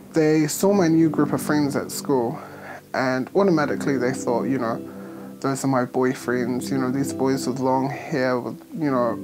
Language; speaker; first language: English; native; English